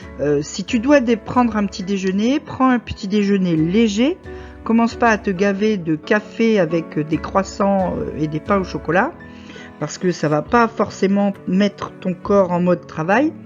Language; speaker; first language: French; native; French